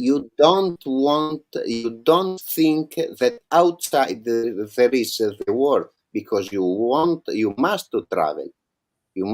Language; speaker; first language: English; non-native, learner; Italian